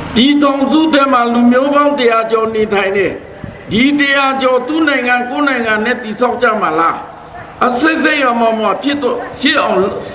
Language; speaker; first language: Burmese; non-native, local second language; Pa'o Karen